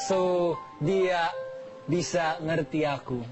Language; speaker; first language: Indonesian; non-native, learner; Filipino